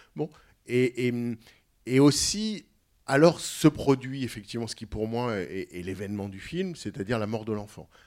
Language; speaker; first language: French; native; French